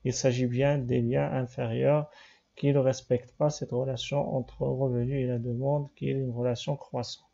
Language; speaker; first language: French; non-native, local second language; Arabic